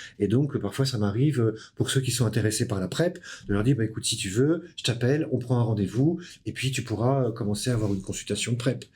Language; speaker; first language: French; native; French